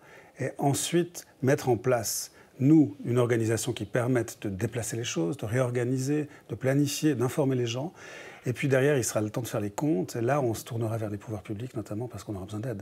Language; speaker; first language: French; native; French